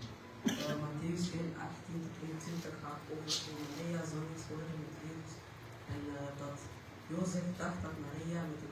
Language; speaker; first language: Dutch; early bilingual, other home language; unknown